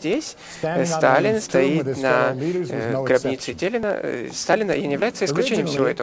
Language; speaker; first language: Russian; native; Russian